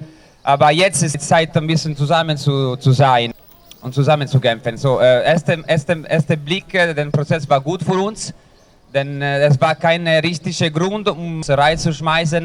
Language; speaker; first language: German; non-native, learner; Italian